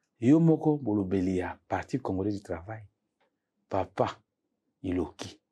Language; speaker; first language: Lingala; native; Lingala